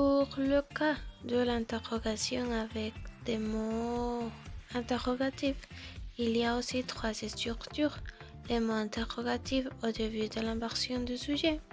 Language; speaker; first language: French; non-native, learner; Spanish